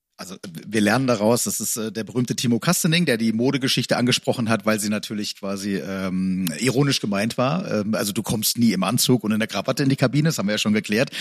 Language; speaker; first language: German; native; German